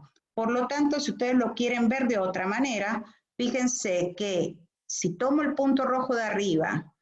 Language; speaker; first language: Spanish; native; Spanish